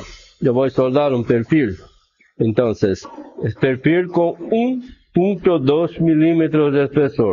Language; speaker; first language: Spanish; non-native, fluent; Portuguese